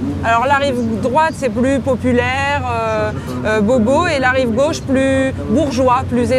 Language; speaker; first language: French; native; French